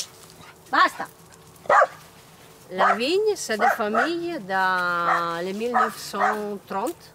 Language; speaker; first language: French; non-native, learner; Italian